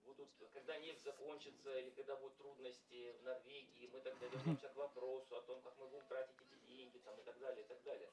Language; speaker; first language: Russian; native; Russian